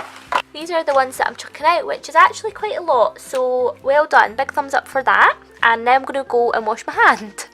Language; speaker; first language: English; native; English